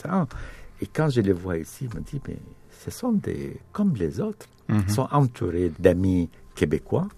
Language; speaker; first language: French; non-native, fluent; Arabic